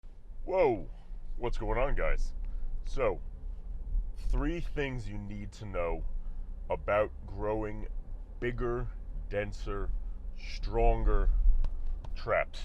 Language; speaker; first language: English; native; English